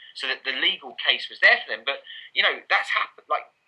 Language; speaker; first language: English; native; English